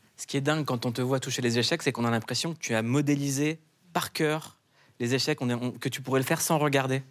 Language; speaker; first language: French; native; French